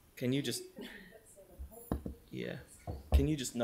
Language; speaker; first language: English; native; English